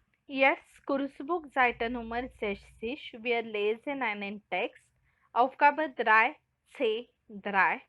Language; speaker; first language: German; non-native, fluent; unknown